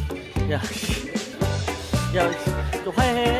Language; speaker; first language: Korean; native; Korean